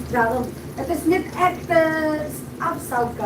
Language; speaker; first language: Dutch; non-native, learner; Filipino